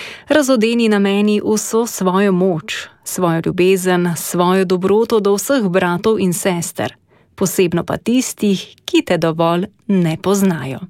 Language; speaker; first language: Slovenian; native; Slovenian